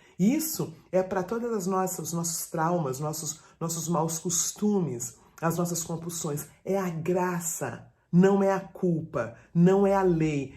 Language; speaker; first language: Portuguese; native; Portuguese